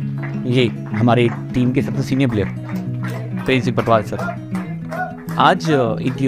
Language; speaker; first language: Hindi; native; Hindi